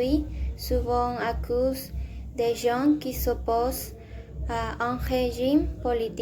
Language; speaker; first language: French; non-native, learner; Spanish